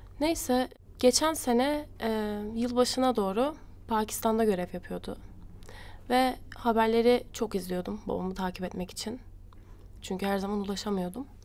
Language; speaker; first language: Turkish; native; Turkish